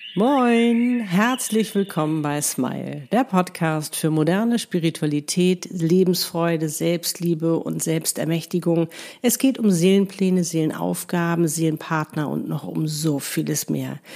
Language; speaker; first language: German; native; German